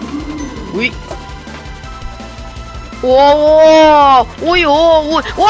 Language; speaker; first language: Chinese; native; Chinese